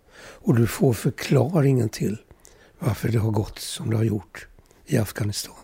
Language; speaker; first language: Swedish; early bilingual, other home language; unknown